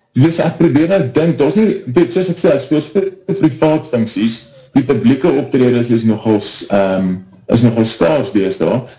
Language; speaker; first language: Afrikaans; native; Afrikaans